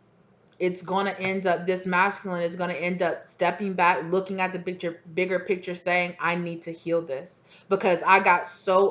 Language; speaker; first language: English; native; English